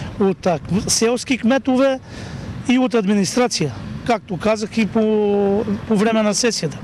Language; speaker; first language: Bulgarian; native; Bulgarian